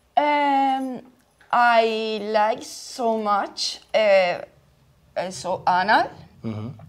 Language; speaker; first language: English; non-native, learner; Spanish